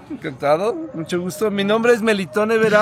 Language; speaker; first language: Spanish; native; Spanish